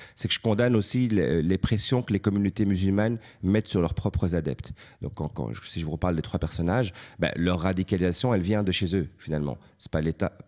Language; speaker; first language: French; native; French